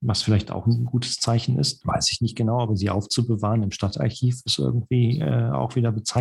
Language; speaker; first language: German; native; German